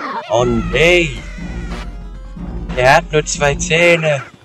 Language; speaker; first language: German; native; German